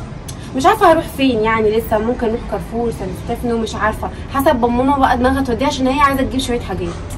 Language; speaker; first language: Arabic; native; Arabic